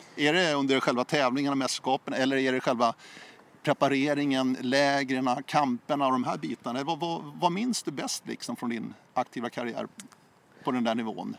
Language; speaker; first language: Swedish; native; Swedish